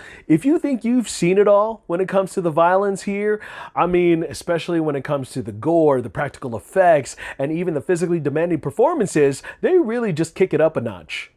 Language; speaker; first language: English; native; English